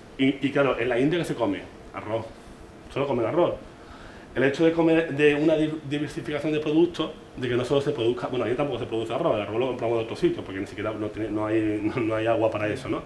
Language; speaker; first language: Spanish; native; Spanish